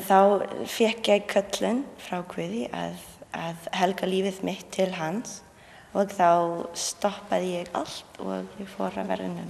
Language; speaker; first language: Icelandic; non-native, learner; English